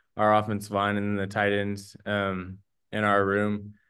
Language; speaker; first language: English; native; English